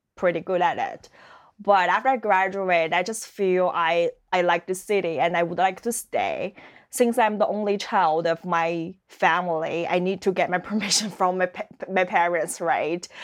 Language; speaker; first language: English; non-native, fluent; Chinese